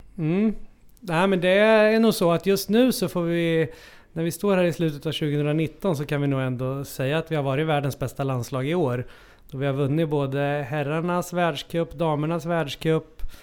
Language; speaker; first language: Swedish; native; Swedish